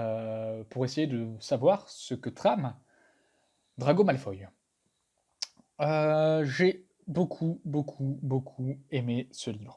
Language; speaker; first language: French; native; French